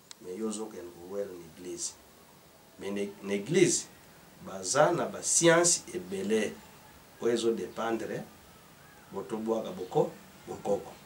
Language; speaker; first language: Lingala; non-native, local second language; Kongo